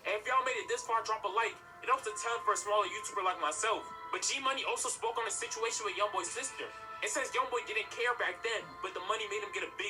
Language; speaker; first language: English; native; English